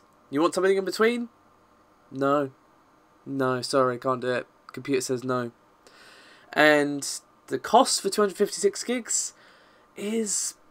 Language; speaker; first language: English; native; English